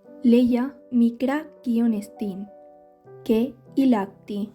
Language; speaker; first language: Greek; non-native, learner; Catalan